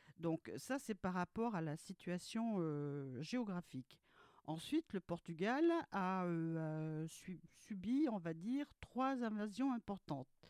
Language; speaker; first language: French; early bilingual, other home language; Portuguese